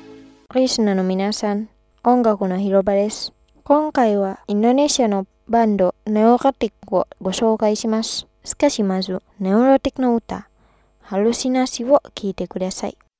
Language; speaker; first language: Japanese; non-native, fluent; Indonesian